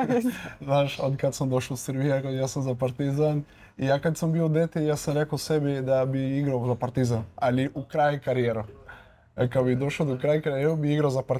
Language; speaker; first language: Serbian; non-native, learner; Portuguese